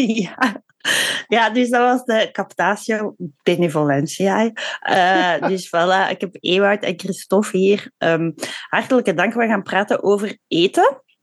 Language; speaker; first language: Dutch; native; Dutch